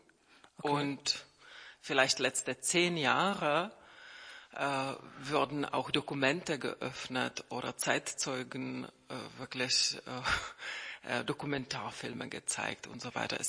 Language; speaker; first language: German; non-native, fluent; Czech